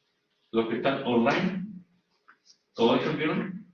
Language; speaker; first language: Spanish; native; Spanish